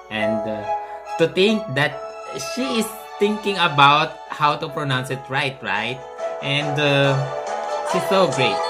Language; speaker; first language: English; non-native, local second language; Filipino